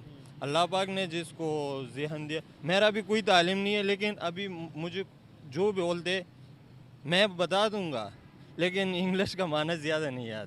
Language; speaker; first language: Hindi; non-native, local second language; Pashto